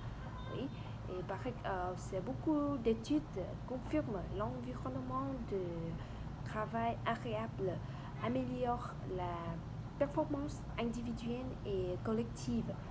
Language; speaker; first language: French; non-native, learner; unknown